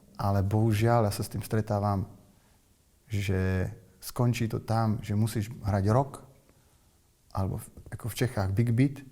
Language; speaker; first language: Slovak; native; Slovak